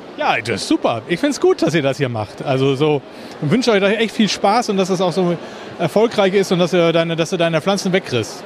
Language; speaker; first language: German; native; German